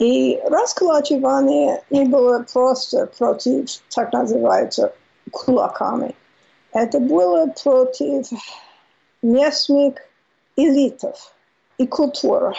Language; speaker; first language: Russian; non-native, fluent; English